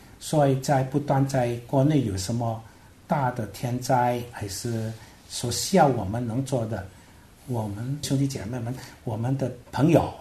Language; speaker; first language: Chinese; non-native, local second language; Hakka Chinese